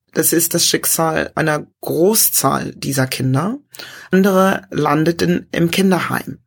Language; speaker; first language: German; early bilingual, other home language; English